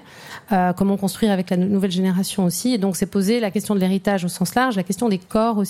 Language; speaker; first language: French; native; French